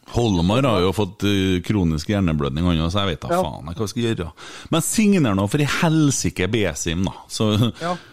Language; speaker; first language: Norwegian; native; Norwegian